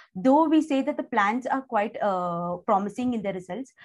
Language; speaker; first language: English; non-native, local second language; Kannada